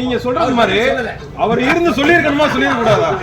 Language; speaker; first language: Tamil; native; Tamil